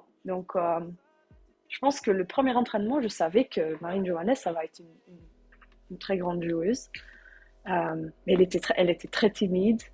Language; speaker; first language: French; non-native, learner; Dutch